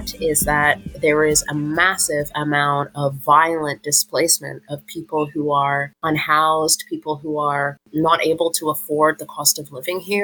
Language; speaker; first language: English; native; English